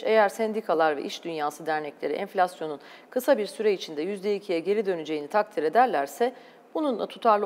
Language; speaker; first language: Turkish; native; Turkish